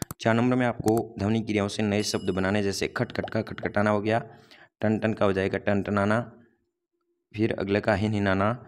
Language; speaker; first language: Hindi; native; Hindi